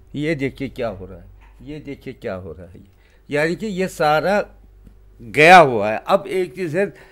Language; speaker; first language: Hindi; non-native, local second language; Kashmiri